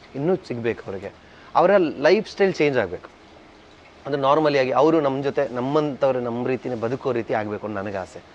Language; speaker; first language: Kannada; non-native, local second language; Tulu